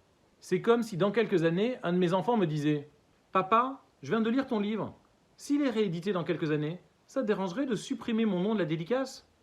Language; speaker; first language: French; native; French